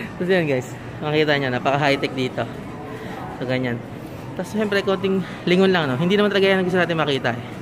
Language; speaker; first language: Filipino; native; Filipino